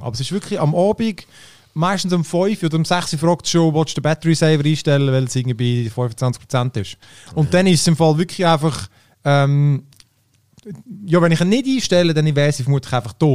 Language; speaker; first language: German; native; German